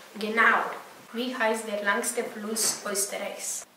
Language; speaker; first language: German; non-native, learner; Croatian